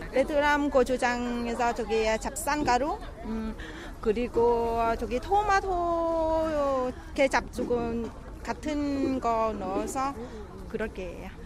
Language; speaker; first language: Korean; non-native, learner; Vietnamese